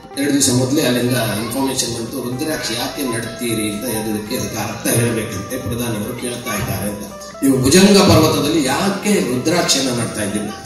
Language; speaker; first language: Kannada; non-native, local second language; Tulu